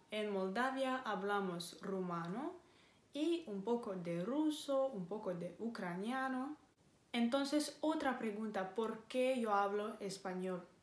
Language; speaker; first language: Spanish; non-native, fluent; Romanian